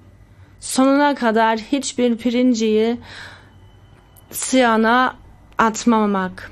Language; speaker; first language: Turkish; early bilingual, heritage; Turkish